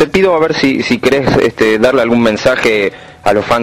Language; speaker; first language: Spanish; native; Spanish